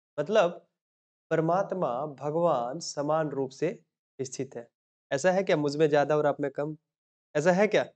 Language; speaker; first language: Hindi; native; Hindi